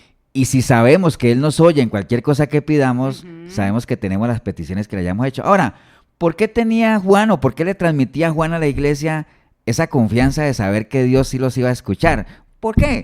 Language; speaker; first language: Spanish; native; Spanish